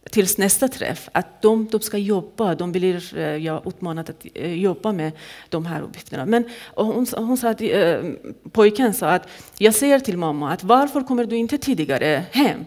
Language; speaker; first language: Swedish; non-native, fluent; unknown